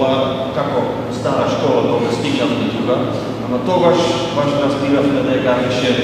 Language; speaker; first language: Macedonian; non-native, learner; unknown